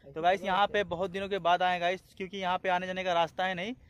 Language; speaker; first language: Hindi; native; Hindi